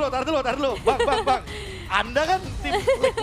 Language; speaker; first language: Indonesian; native; Indonesian